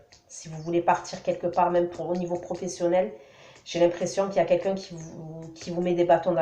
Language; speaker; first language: French; native; French